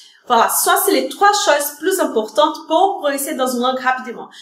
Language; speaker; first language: French; non-native, fluent; Portuguese